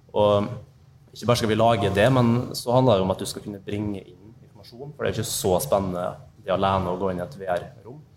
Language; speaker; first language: Norwegian; native; Norwegian